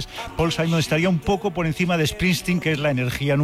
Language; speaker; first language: Spanish; native; Spanish